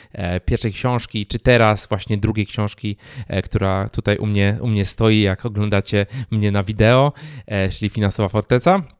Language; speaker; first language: Polish; native; Polish